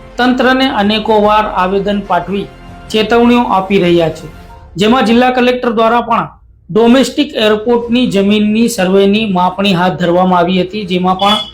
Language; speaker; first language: Gujarati; native; Gujarati